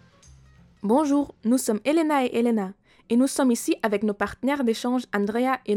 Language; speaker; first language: French; non-native, fluent; German